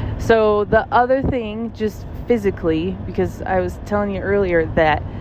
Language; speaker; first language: English; native; English